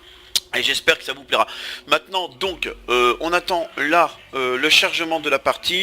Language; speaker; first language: French; native; French